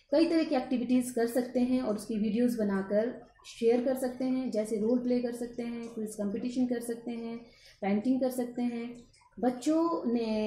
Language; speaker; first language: Hindi; native; Hindi